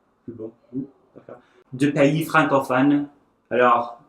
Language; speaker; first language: French; non-native, learner; English